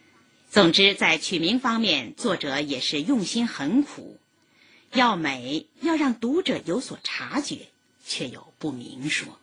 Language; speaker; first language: Chinese; native; Chinese